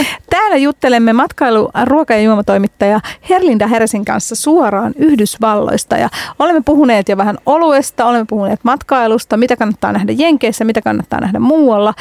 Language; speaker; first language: Finnish; native; Finnish